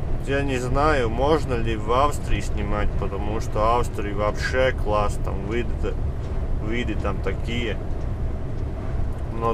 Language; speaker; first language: Russian; non-native, fluent; Latvian